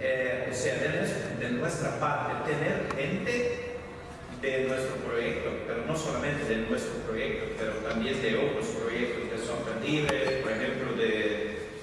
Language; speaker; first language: Spanish; non-native, fluent; Portuguese